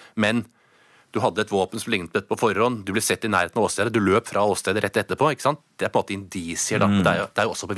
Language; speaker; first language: Norwegian; native; Norwegian